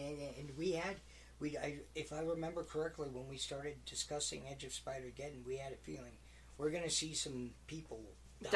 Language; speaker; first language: English; native; English